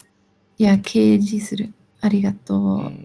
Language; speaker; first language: Japanese; non-native, learner; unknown